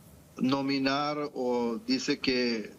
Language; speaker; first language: Spanish; non-native, fluent; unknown